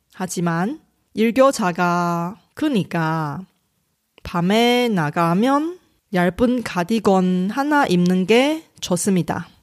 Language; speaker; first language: Korean; non-native, fluent; Chinese